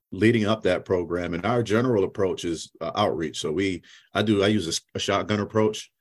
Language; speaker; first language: English; native; English